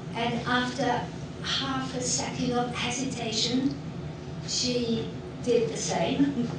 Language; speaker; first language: English; non-native, fluent; French